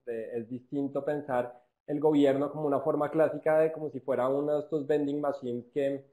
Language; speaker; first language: Spanish; native; Spanish